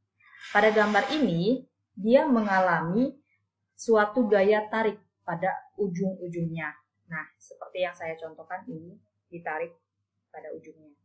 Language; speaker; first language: Indonesian; native; Indonesian